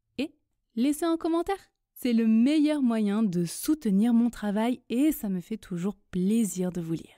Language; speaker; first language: French; native; French